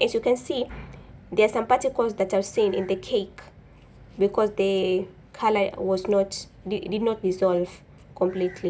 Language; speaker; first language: English; non-native, local second language; Swahili